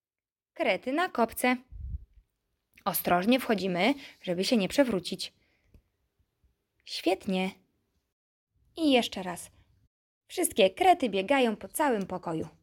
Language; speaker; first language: Polish; native; Polish